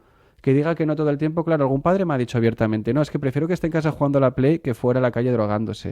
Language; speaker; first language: Spanish; non-native, local second language; Catalan